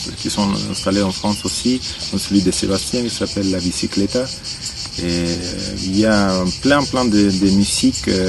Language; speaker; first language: French; non-native, fluent; Spanish